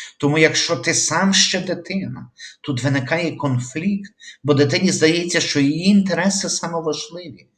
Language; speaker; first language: Ukrainian; native; Ukrainian